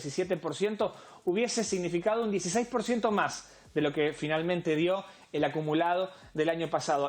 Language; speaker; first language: Spanish; native; Spanish